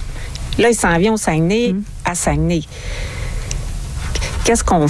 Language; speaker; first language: French; native; French